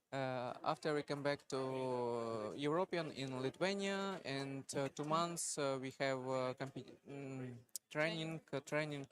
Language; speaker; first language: English; non-native, learner; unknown